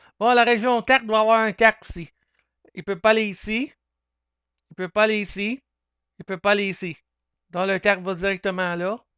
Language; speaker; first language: French; native; French